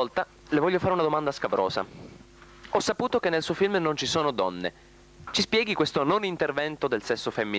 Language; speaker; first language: Italian; native; Italian